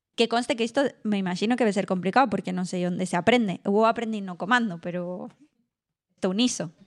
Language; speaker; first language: Galician; non-native, local second language; Spanish